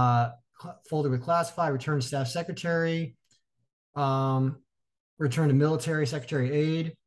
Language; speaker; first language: English; native; English